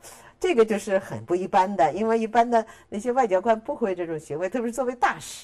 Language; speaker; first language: Chinese; native; Chinese